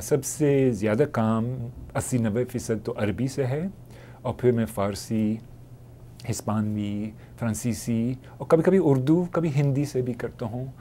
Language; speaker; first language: Urdu; non-native, fluent; English